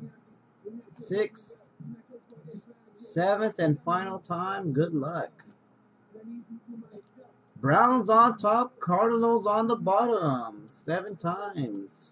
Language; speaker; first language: English; native; English